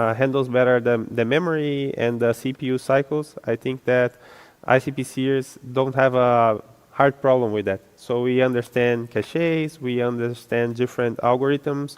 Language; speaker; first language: English; non-native, fluent; Portuguese